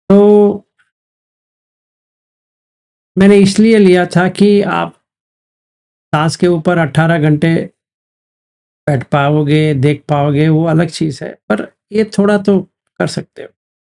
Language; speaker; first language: Hindi; native; Hindi